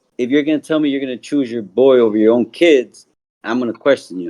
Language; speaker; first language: English; native; English